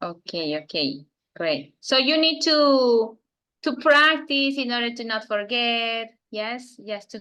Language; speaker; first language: English; non-native, fluent; Spanish